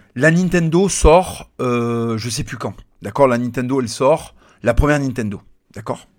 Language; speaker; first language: French; native; French